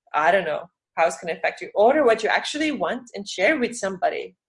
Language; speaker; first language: English; non-native, fluent; Estonian